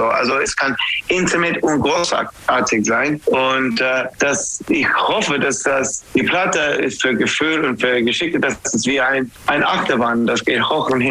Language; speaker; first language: German; non-native, fluent; English